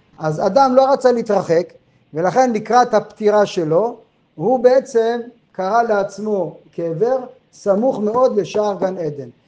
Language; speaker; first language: Hebrew; non-native, fluent; French